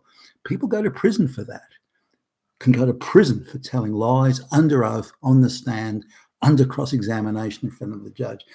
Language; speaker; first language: English; native; English